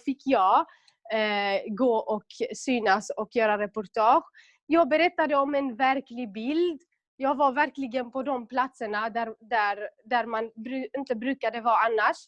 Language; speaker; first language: Swedish; non-native, local second language; Kurdish